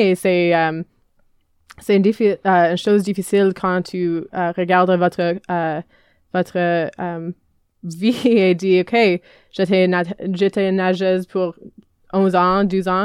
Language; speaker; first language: French; non-native, learner; English